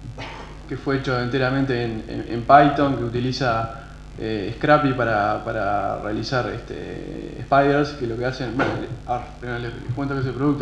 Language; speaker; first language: Spanish; native; Spanish